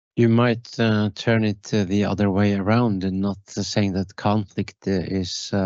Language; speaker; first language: English; non-native, fluent; Norwegian